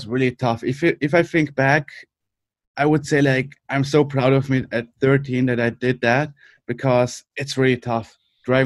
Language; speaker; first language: English; non-native, fluent; German